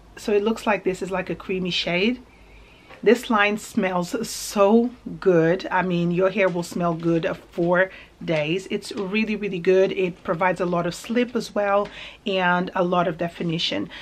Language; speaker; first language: English; early bilingual, other home language; Portuguese